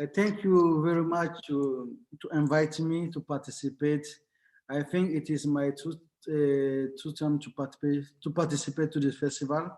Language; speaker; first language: English; non-native, learner; Bambara